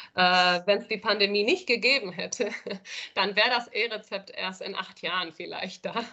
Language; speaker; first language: German; early bilingual, other home language; Spanish